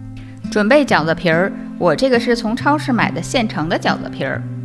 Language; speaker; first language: Chinese; native; Chinese